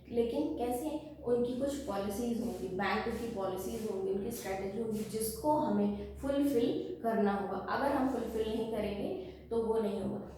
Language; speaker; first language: Hindi; native; Hindi